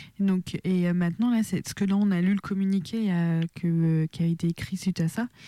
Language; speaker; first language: French; native; French